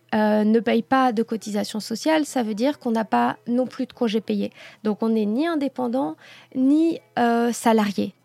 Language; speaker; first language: French; native; French